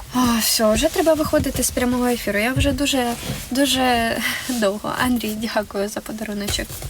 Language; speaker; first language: Ukrainian; non-native, local second language; Russian